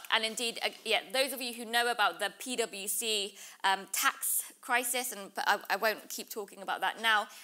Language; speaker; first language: English; native; English